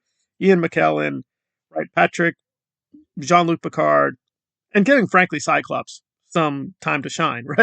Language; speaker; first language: English; native; English